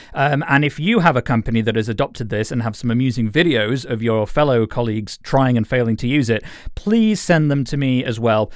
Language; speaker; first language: English; native; English